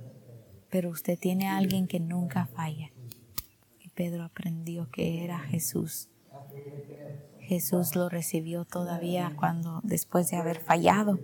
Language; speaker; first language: Spanish; early bilingual, heritage; Spanish